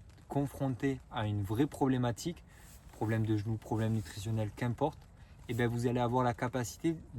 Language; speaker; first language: French; native; French